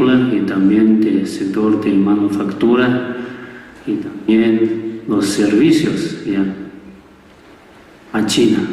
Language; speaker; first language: Spanish; non-native, learner; Chinese